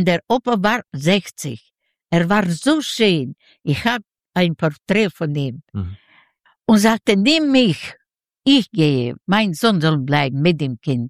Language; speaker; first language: German; early bilingual, other home language; Yiddish